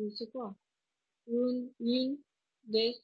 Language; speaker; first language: French; non-native, learner; Spanish